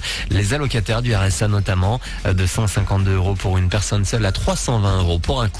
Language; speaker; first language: French; native; French